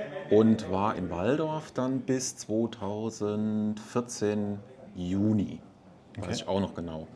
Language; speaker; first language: German; native; German